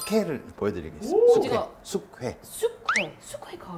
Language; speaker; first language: Korean; native; Korean